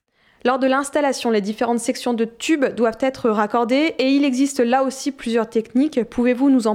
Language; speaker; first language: French; native; French